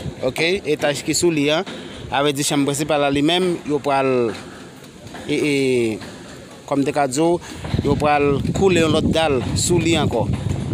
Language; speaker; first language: French; non-native, learner; Haitian Creole